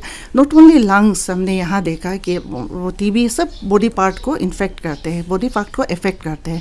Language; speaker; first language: Hindi; non-native, local second language; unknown